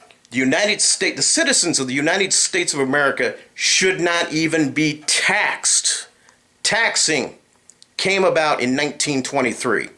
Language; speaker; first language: English; native; English